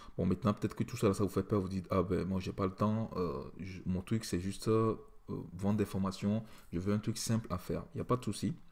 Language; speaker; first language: French; native; French